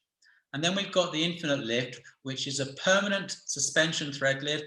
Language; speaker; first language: English; native; English